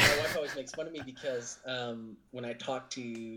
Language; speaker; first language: English; native; English